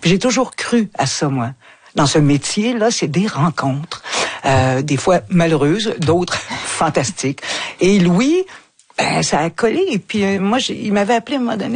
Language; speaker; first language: French; native; French